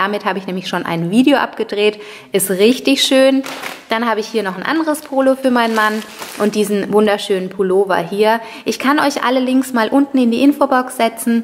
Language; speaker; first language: German; non-native, fluent; Italian